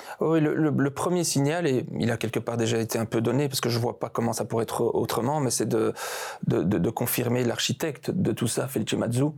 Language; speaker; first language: French; native; French